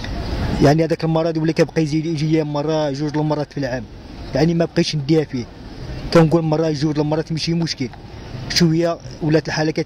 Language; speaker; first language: Arabic; native; Arabic